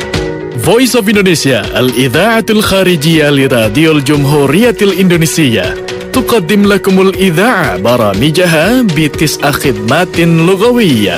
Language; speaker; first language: Arabic; non-native, fluent; Indonesian